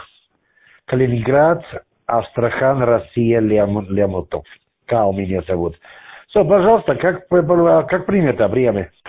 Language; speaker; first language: Russian; non-native, learner; German